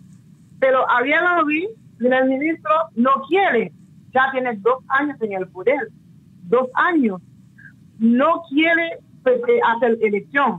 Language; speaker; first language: Spanish; non-native, local second language; Haitian Creole